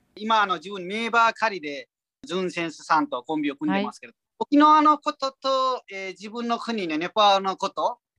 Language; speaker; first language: Japanese; non-native, fluent; Nepali